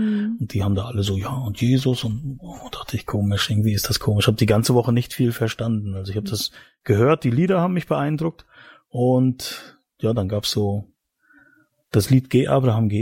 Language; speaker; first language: German; native; German